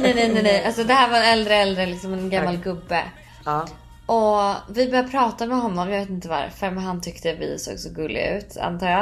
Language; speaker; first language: Swedish; native; Swedish